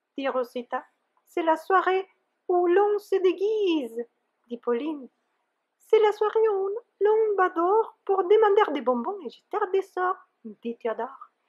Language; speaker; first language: French; non-native, fluent; Spanish